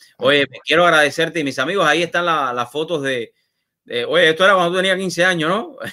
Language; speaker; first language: Spanish; native; Spanish